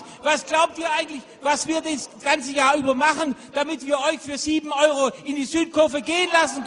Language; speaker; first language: German; native; German